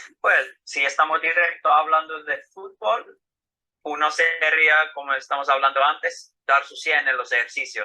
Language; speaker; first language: Spanish; non-native, fluent; Finnish